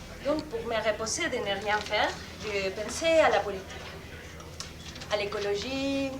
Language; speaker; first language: French; non-native, fluent; Spanish